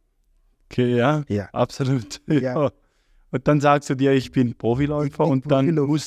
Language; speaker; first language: German; native; German